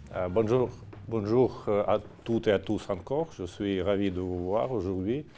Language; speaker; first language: French; non-native, fluent; Russian